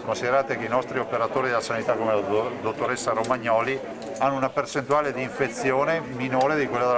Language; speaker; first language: Italian; native; Italian